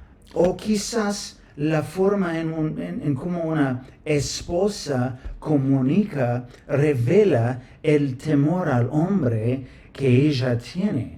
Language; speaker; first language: Spanish; non-native, fluent; English